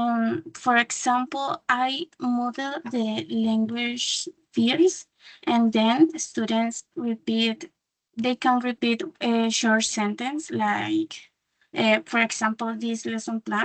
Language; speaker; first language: English; non-native, learner; Spanish